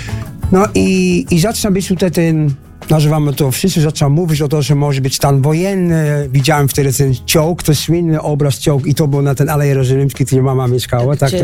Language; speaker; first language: Polish; early bilingual, heritage; Dutch